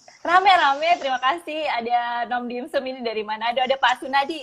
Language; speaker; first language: Indonesian; native; Indonesian